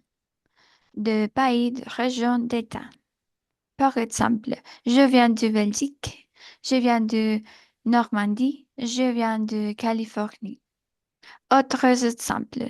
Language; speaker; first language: French; non-native, learner; Spanish